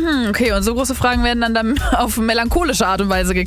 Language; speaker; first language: German; native; German